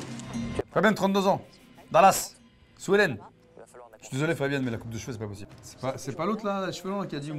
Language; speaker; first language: French; native; French